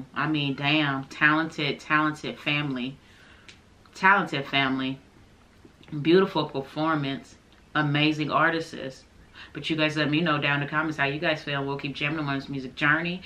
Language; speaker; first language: English; native; English